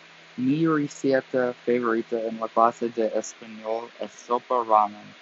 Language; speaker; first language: Spanish; non-native, learner; English